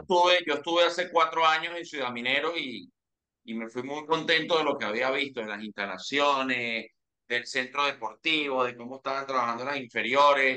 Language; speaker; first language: Spanish; native; Spanish